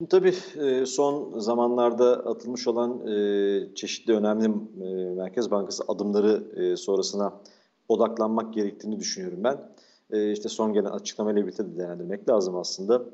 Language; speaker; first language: Turkish; native; Turkish